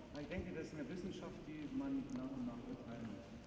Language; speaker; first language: German; native; German